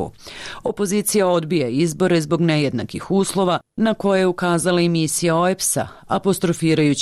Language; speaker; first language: Serbian; native; Serbian